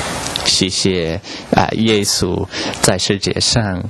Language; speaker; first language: Chinese; non-native, learner; English